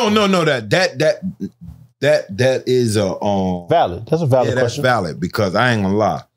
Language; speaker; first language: English; native; English